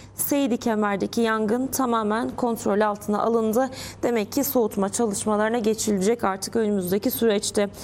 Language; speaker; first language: Turkish; early bilingual, heritage; Turkish